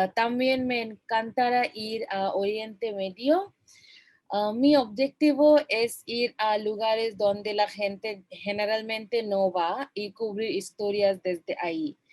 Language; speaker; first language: Spanish; non-native, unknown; Bangla